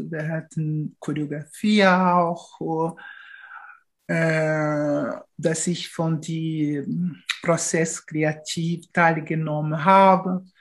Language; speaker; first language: German; non-native, fluent; Portuguese